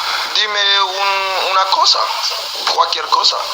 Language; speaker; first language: Spanish; non-native, learner; Haitian Creole